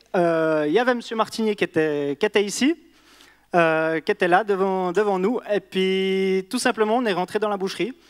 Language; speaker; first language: French; native; French